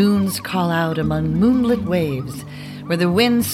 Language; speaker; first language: English; native; English